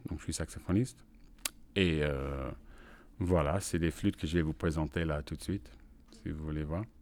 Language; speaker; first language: French; non-native, fluent; English